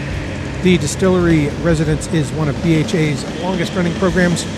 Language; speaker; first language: English; native; English